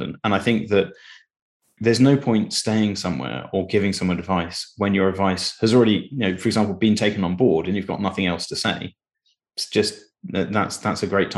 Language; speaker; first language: English; native; English